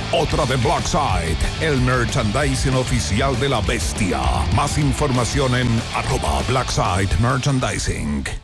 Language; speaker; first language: Spanish; native; Spanish